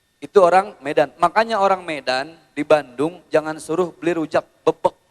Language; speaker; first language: Indonesian; native; Indonesian